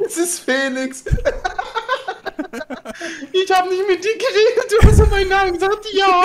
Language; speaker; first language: German; native; German